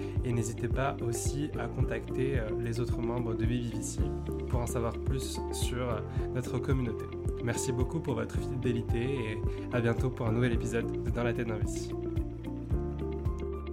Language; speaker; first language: French; native; French